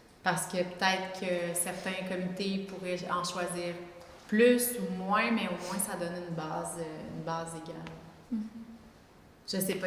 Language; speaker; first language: French; native; French